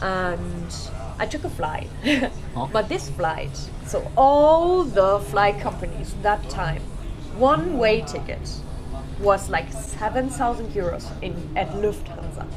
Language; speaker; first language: English; non-native, fluent; German